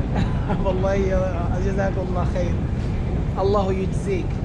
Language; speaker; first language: Arabic; non-native, learner; Urdu